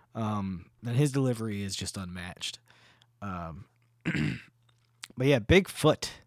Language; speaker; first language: English; native; English